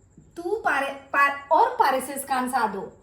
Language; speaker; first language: Spanish; non-native, fluent; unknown